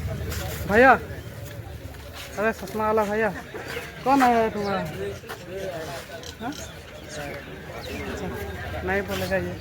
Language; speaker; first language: Hindi; non-native, local second language; Assamese